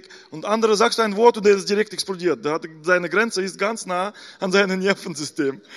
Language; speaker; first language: German; non-native, fluent; Russian